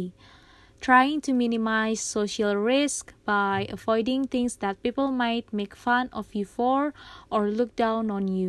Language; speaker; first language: English; non-native, fluent; Indonesian